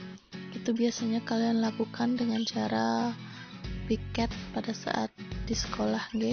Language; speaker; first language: Indonesian; non-native, local second language; Balinese